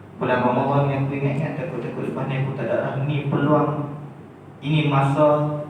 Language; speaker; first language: Malay; native; Malay